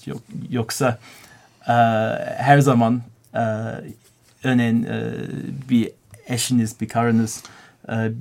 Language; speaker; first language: Turkish; non-native, learner; English